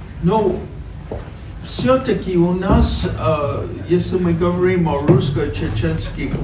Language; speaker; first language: Russian; non-native, fluent; English